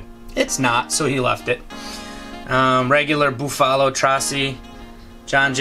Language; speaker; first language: English; native; English